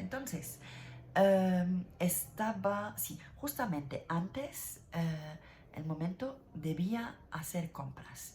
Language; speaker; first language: Spanish; non-native, learner; French